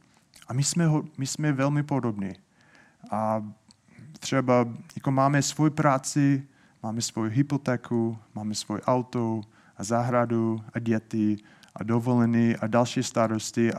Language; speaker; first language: Czech; non-native, fluent; English